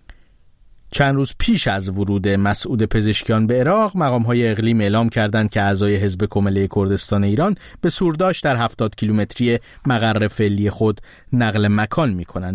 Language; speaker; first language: Persian; native; Persian